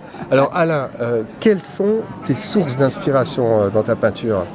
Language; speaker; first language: French; native; French